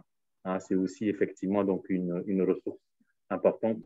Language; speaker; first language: French; native; French